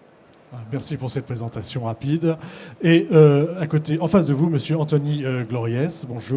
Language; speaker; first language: French; native; French